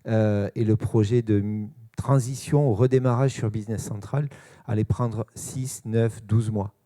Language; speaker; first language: French; native; French